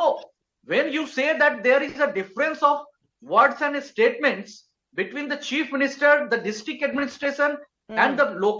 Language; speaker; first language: English; non-native, local second language; Hindi